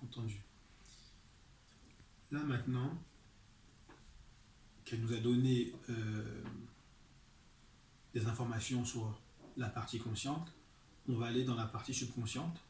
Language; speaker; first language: French; native; French